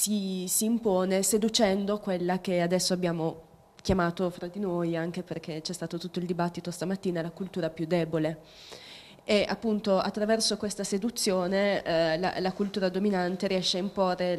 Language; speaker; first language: Italian; native; Italian